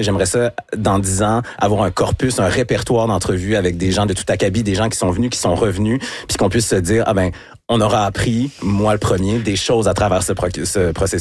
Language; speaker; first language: French; native; French